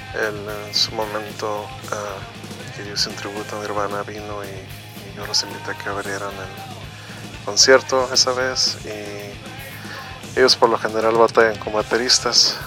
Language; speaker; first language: Spanish; native; Spanish